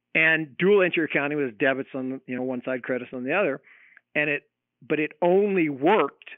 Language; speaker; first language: English; native; English